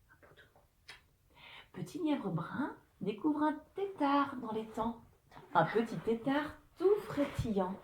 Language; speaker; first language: French; native; French